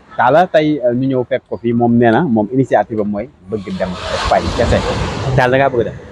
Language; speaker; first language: Wolof; native; Wolof